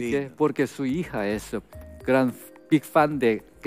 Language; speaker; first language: Spanish; non-native, fluent; Korean